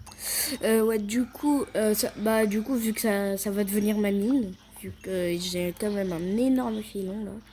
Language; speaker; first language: French; native; French